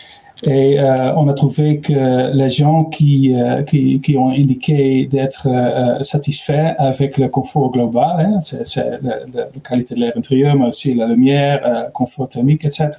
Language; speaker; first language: French; non-native, learner; Dutch